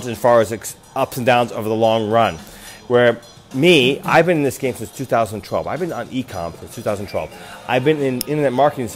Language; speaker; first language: English; native; English